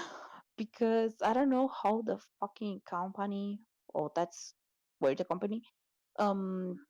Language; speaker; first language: English; non-native, learner; Spanish